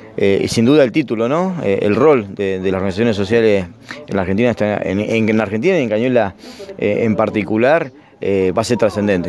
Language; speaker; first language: Spanish; native; Spanish